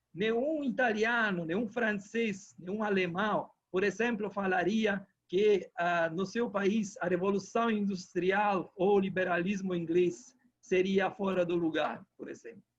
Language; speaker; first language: Portuguese; non-native, fluent; Italian